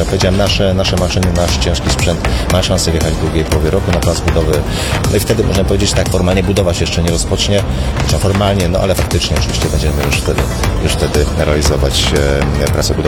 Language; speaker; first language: Polish; native; Polish